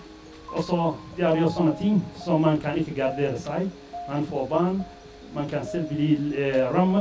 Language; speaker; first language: Swedish; non-native, learner; Arabic